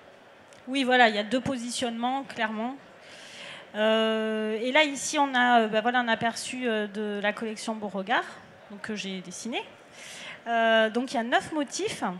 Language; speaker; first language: French; native; French